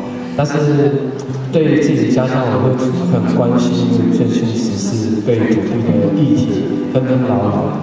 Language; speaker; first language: Chinese; non-native, local second language; Amis